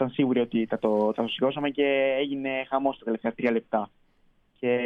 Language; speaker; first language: Greek; early bilingual, heritage; Greek